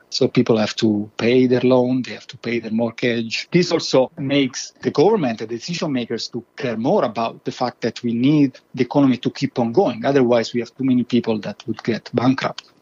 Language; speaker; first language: English; non-native, fluent; Italian